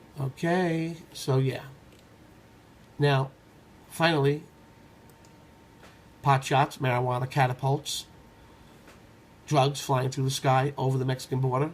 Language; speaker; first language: English; native; English